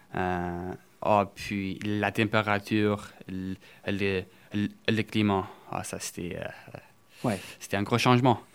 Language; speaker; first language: French; early bilingual, other home language; Portuguese